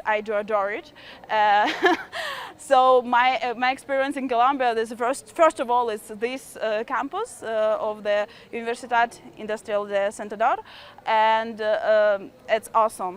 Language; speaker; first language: English; non-native, fluent; Ukrainian